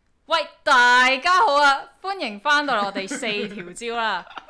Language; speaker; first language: Cantonese; early bilingual, heritage; Cantonese